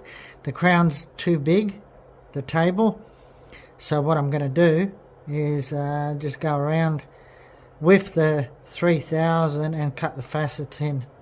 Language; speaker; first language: English; native; English